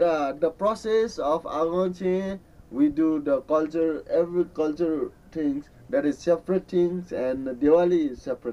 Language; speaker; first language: English; non-native, learner; Newari